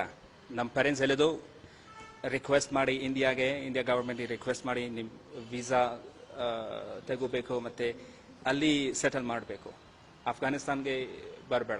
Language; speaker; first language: Kannada; non-native, learner; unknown